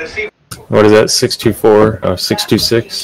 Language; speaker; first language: English; native; English